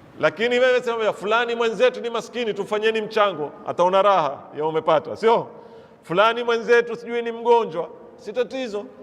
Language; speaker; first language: Swahili; native; Swahili